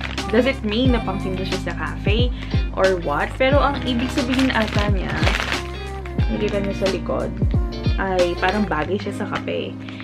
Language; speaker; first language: Filipino; native; Filipino